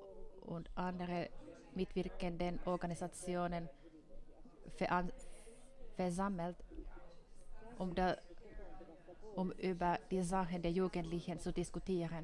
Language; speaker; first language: German; non-native, fluent; Finnish